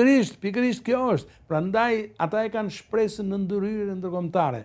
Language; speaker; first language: Albanian; native; Albanian